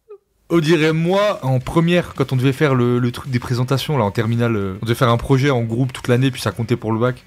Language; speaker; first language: French; native; French